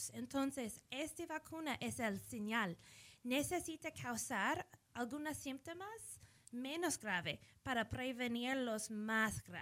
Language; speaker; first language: Spanish; early bilingual, heritage; English